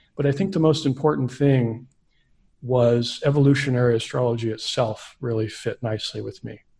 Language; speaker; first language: English; native; English